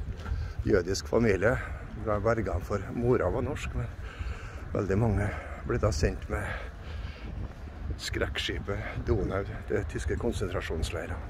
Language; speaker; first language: Norwegian; native; Norwegian